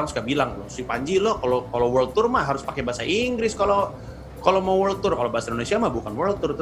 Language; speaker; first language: Indonesian; native; Indonesian